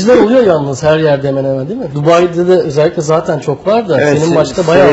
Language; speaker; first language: Turkish; native; Turkish